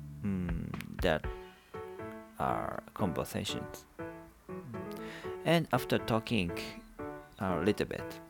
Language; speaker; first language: English; non-native, learner; Japanese